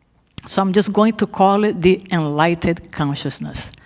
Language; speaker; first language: English; non-native, fluent; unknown